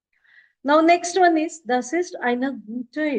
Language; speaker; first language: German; non-native, fluent; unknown